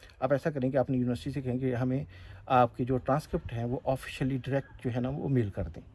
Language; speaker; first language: Urdu; non-native, local second language; Punjabi